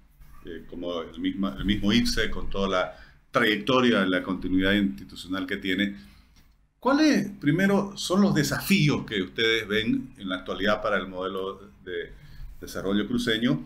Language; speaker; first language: Spanish; native; Spanish